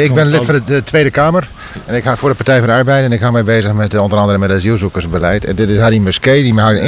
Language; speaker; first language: Dutch; native; Dutch